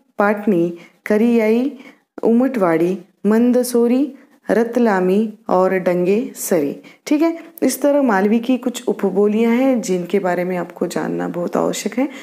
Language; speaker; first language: Hindi; non-native, local second language; Marathi